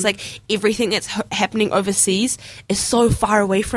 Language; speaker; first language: English; native; English